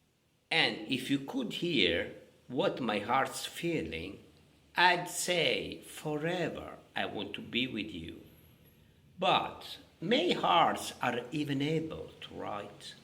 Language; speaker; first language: English; non-native, fluent; Italian